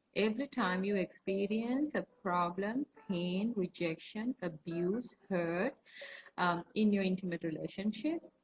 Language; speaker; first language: English; non-native, local second language; Sinhala